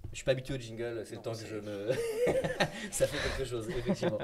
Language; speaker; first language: French; native; French